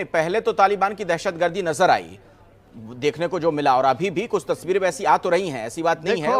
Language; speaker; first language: Hindi; native; Hindi